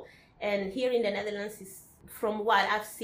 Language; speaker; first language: English; non-native, fluent; Spanish